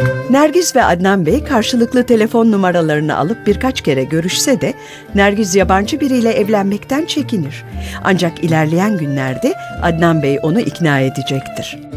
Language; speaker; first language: Turkish; native; Turkish